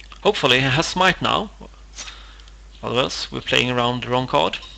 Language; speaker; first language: English; non-native, fluent; Swedish